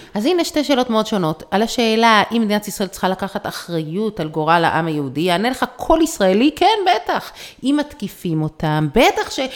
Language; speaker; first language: Hebrew; native; Hebrew